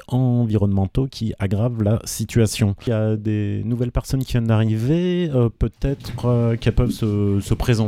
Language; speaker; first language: French; native; French